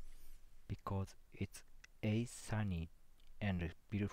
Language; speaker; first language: English; non-native, learner; Japanese